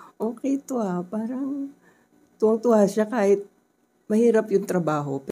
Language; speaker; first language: Filipino; native; Filipino